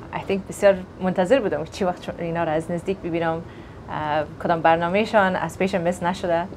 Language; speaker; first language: Persian; early bilingual, other home language; English